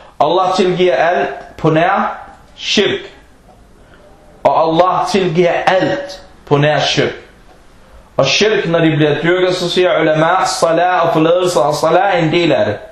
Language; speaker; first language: Danish; non-native, fluent; Arabic